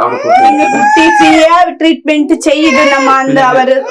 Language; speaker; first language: Malayalam; non-native, learner; Tamil